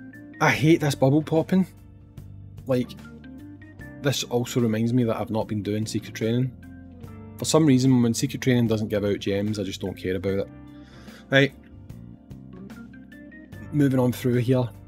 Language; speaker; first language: English; native; English